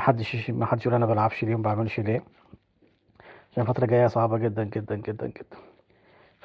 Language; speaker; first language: Arabic; native; Arabic